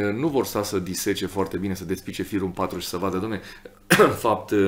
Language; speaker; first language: Romanian; native; Romanian